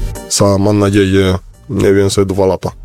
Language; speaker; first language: Polish; non-native, learner; Spanish